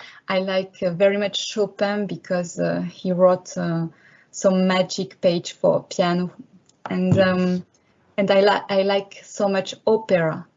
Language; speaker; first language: English; non-native, learner; French